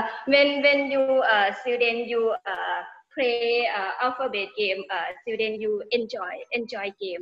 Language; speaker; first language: English; non-native, learner; Thai